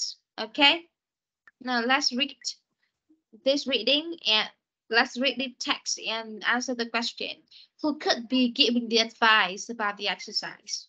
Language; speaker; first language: English; non-native, fluent; Vietnamese